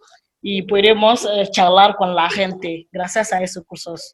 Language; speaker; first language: Spanish; non-native, learner; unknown